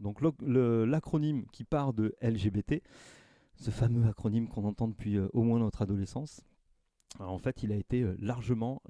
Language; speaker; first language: French; native; French